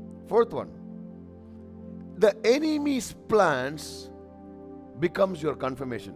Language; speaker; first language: English; non-native, local second language; Tamil